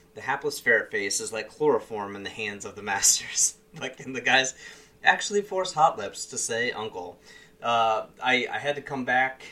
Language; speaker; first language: English; native; English